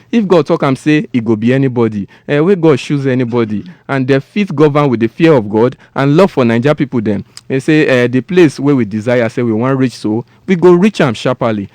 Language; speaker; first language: Nigerian Pidgin; non-native, local second language; Yoruba